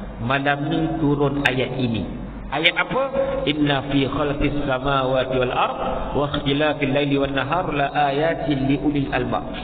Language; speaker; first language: Malay; native; Malay